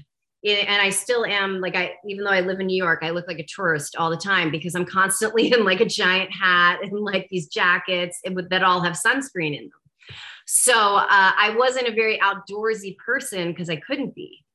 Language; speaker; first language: English; native; English